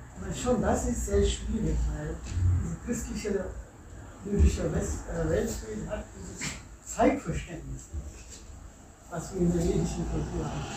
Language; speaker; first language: German; non-native, fluent; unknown